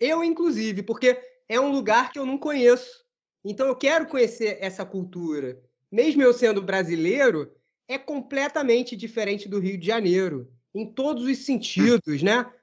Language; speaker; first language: Portuguese; native; Portuguese